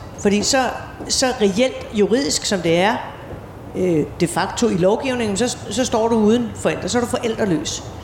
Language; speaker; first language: Danish; native; Danish